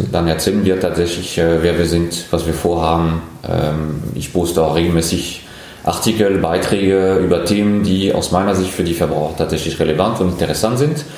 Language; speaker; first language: German; non-native, fluent; French